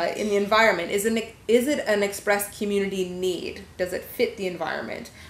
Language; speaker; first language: English; native; English